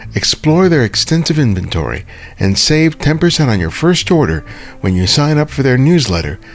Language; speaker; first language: English; early bilingual, other home language; Spanish